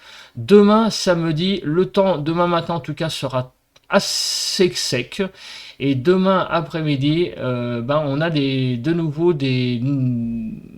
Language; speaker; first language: French; native; French